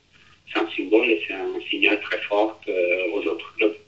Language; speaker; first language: French; non-native, fluent; Italian